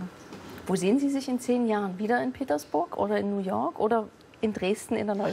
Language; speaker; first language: German; native; German